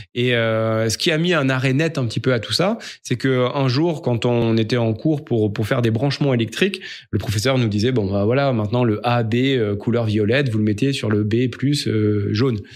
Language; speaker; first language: French; native; French